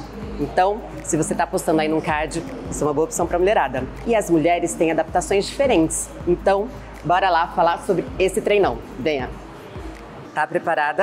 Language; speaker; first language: Portuguese; native; Portuguese